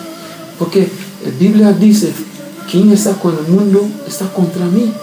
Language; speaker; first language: Spanish; non-native, learner; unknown